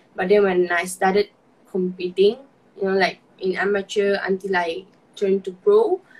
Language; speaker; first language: English; non-native, local second language; Malay